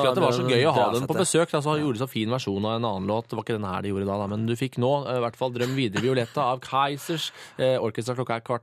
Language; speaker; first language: Norwegian; native; Norwegian